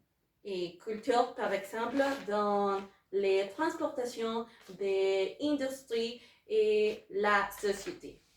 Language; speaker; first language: French; non-native, learner; Spanish